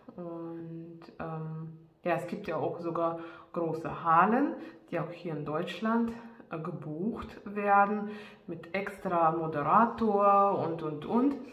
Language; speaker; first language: German; non-native, fluent; Russian